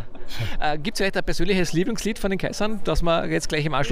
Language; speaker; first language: German; native; German